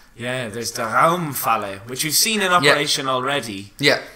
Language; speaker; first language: English; native; English